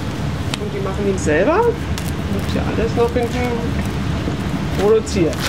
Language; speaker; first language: German; native; German